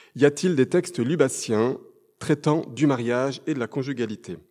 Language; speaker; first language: French; native; French